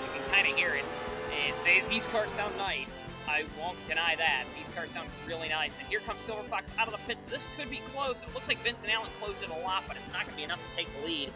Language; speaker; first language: English; native; English